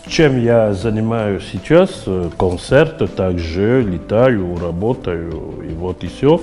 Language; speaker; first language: Russian; non-native, fluent; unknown